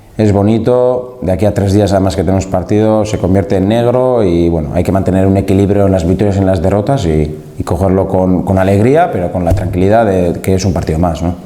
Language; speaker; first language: Spanish; native; Spanish